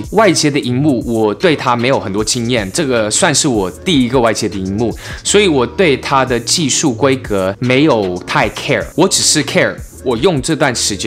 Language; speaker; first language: Chinese; early bilingual, heritage; English